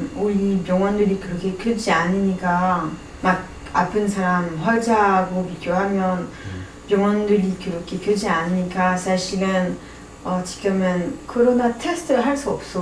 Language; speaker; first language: Korean; non-native, learner; French